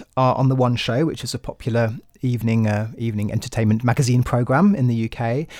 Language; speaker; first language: English; native; English